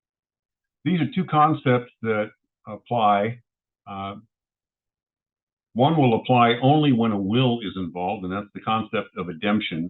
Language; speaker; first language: English; native; English